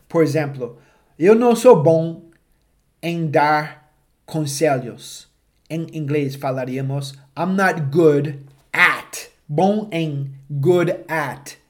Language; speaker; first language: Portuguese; non-native, fluent; English